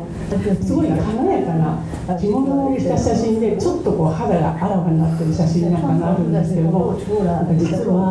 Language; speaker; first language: Japanese; native; Japanese